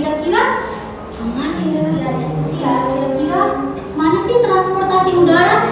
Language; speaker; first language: Indonesian; native; Indonesian